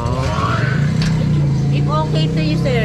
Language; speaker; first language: English; non-native, local second language; Filipino